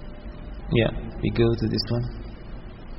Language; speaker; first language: English; non-native, local second language; Indonesian